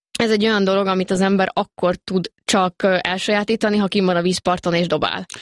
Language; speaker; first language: Hungarian; native; Hungarian